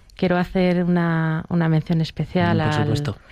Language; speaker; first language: Spanish; native; Spanish